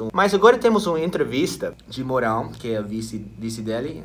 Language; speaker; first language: Portuguese; non-native, fluent; English